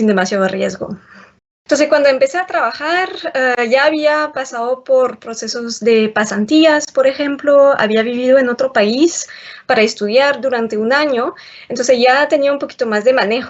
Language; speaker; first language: Spanish; non-native, fluent; French